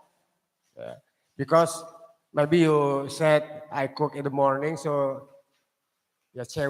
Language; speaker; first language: English; non-native, learner; Indonesian